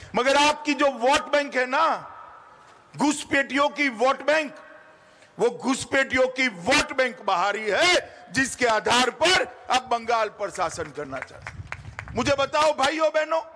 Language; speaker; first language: Hindi; native; Hindi